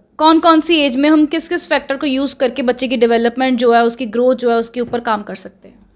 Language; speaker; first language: Hindi; non-native, local second language; Punjabi